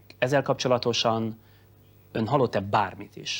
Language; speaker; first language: Hungarian; native; Hungarian